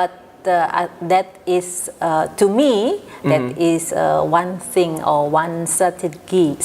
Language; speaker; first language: English; non-native, fluent; Indonesian